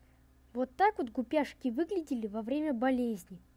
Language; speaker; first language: Russian; native; Russian